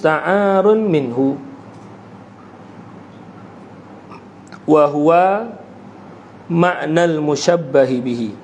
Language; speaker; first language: Arabic; non-native, fluent; Malay